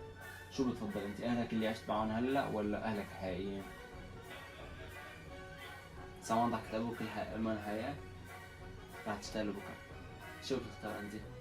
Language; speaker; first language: Arabic; native; Arabic